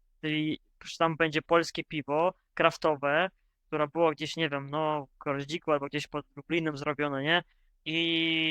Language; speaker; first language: Polish; non-native, fluent; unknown